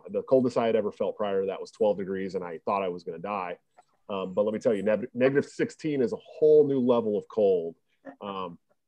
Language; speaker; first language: English; native; English